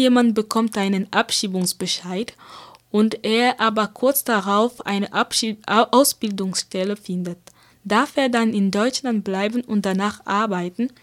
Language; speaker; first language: German; non-native, fluent; Central Kurdish